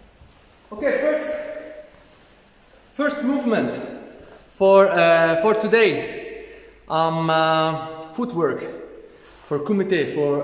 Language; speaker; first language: English; non-native, learner; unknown